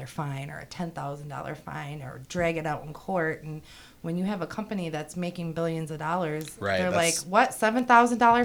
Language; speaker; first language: English; native; English